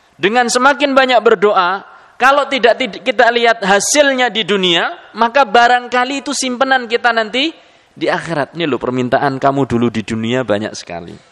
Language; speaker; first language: Indonesian; native; Indonesian